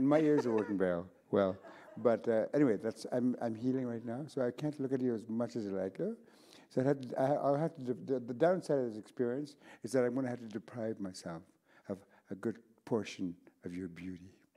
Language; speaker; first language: English; non-native, local second language; Cree